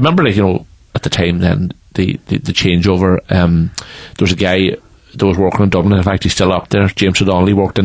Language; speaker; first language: English; native; English